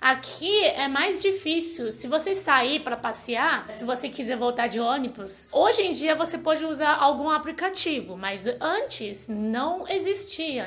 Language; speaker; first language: Portuguese; non-native, fluent; Chinese